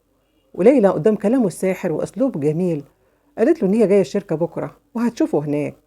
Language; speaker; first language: Arabic; native; Arabic